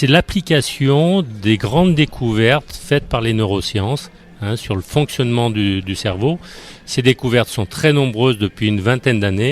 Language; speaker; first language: French; native; French